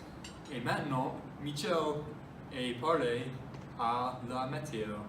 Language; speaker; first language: French; non-native, learner; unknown